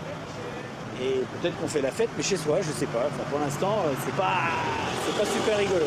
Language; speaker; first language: French; native; French